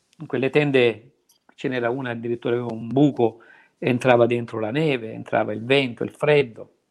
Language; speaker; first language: Italian; native; Italian